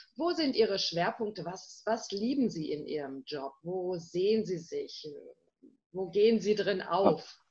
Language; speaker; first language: German; native; German